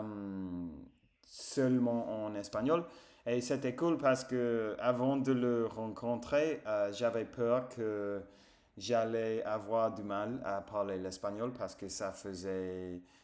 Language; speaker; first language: French; non-native, fluent; English